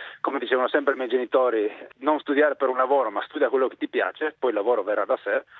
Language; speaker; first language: Italian; native; Italian